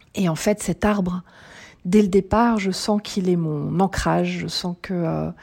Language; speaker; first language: French; native; French